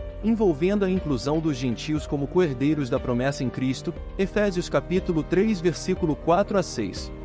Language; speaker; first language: Portuguese; native; Portuguese